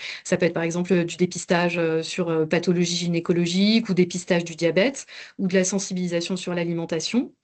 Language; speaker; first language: French; native; French